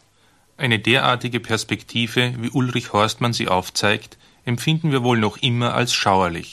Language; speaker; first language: German; native; German